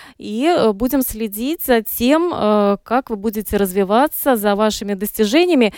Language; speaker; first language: Russian; native; Russian